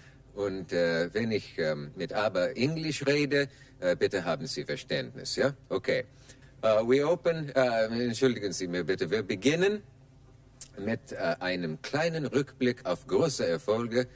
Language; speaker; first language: German; non-native, learner; English